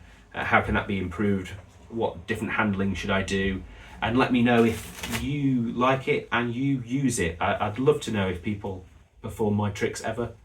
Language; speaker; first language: English; native; English